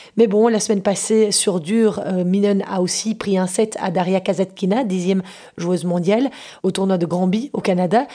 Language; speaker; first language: French; native; French